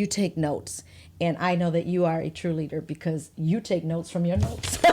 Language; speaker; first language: English; native; English